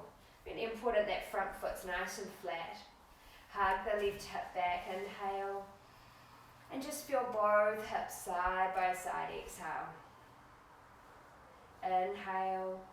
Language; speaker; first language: English; native; English